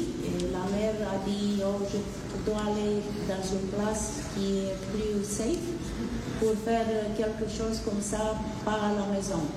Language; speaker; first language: French; non-native, learner; Romanian